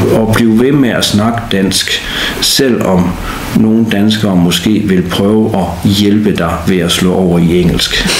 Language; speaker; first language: Danish; native; Danish